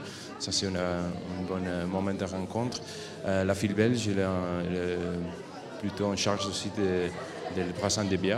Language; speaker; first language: French; non-native, fluent; Catalan